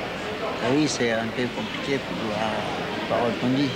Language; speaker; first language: French; non-native, local second language; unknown